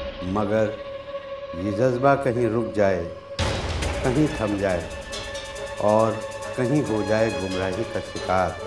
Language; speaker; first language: Hindi; native; Hindi